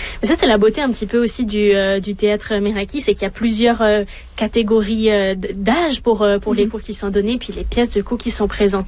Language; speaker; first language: French; native; French